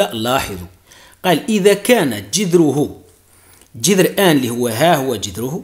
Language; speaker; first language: Arabic; native; Arabic